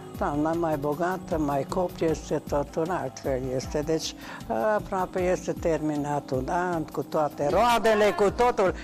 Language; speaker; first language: Romanian; non-native, local second language; Hungarian